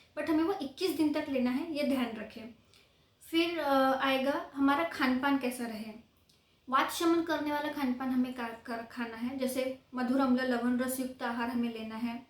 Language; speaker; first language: Hindi; non-native, local second language; Marathi